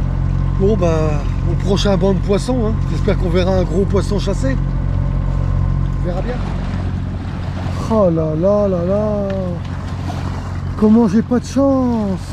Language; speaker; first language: French; native; French